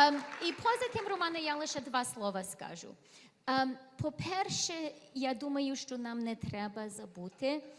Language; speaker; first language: Ukrainian; early bilingual, heritage; Ukrainian